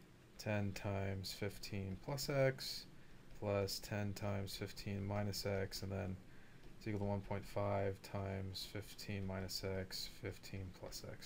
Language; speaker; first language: English; native; English